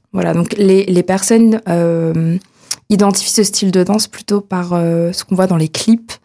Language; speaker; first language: French; native; French